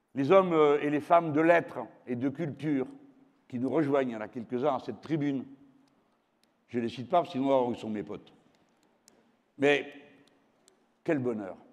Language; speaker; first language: French; native; French